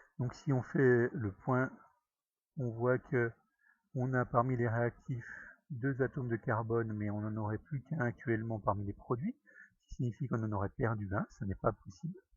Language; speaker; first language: French; native; French